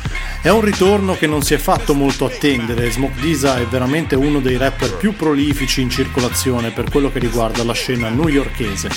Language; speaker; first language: Italian; native; Italian